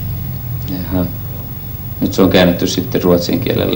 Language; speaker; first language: Finnish; native; Finnish